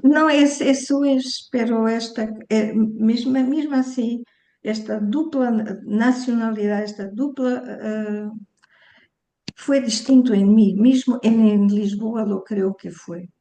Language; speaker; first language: Spanish; early bilingual, heritage; Portuguese